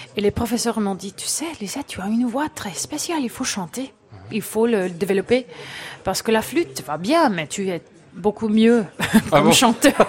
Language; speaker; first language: French; non-native, fluent; English